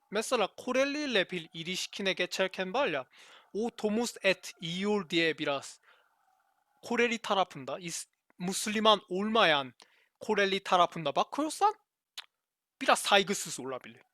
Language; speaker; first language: Turkish; non-native, learner; Korean